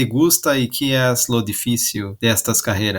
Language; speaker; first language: Portuguese; non-native, learner; Spanish